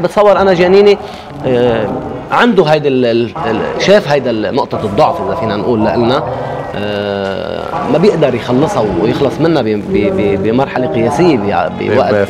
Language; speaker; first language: Arabic; native; Arabic